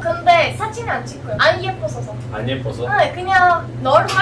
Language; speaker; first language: Korean; non-native, learner; Italian